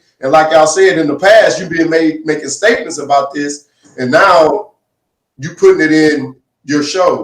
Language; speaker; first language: English; native; English